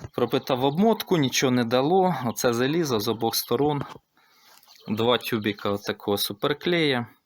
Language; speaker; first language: Ukrainian; native; Ukrainian